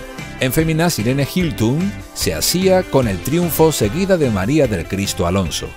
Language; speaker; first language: Spanish; native; Spanish